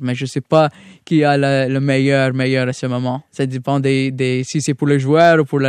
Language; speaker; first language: French; non-native, local second language; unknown